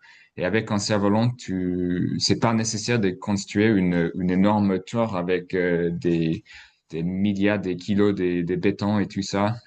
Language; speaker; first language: French; non-native, fluent; English